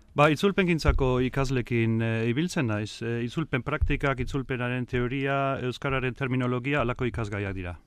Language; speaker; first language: Basque; non-native, fluent; German